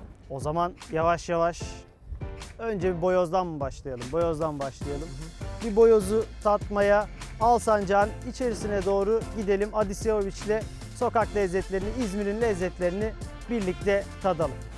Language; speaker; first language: Turkish; native; Turkish